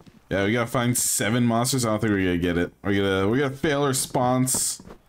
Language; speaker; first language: English; native; English